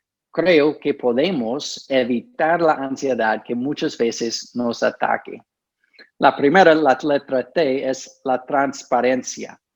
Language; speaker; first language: Spanish; non-native, fluent; English